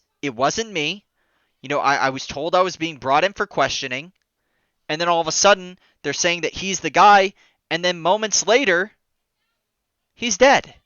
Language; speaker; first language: English; native; English